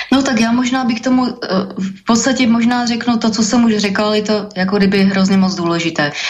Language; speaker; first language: Czech; native; Czech